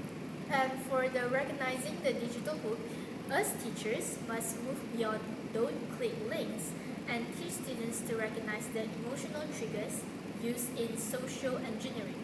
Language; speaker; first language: English; non-native, local second language; Malay